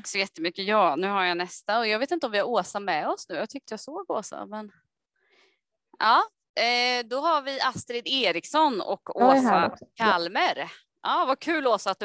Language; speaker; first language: Swedish; native; Swedish